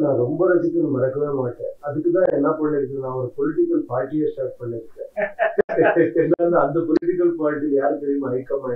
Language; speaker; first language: Tamil; non-native, learner; Kannada